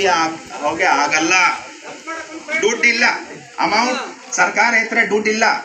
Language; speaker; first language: Kannada; non-native, learner; Hindi